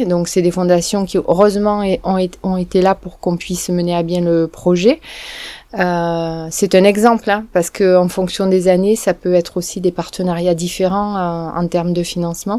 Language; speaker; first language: French; native; French